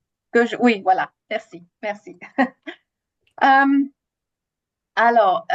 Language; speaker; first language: French; non-native, fluent; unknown